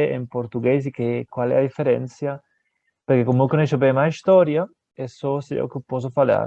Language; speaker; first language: Portuguese; non-native, fluent; Spanish